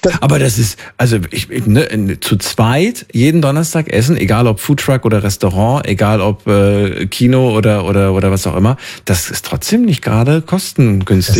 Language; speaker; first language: German; native; German